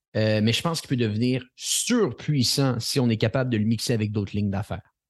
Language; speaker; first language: French; native; French